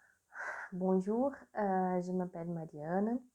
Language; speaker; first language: French; non-native, learner; Portuguese